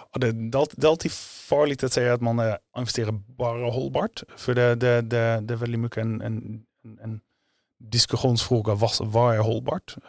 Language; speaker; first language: Swedish; non-native, fluent; Dutch